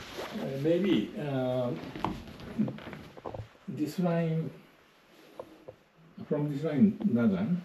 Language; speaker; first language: English; non-native, learner; Japanese